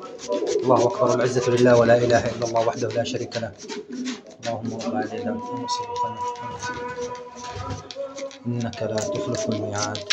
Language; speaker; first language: Arabic; native; Arabic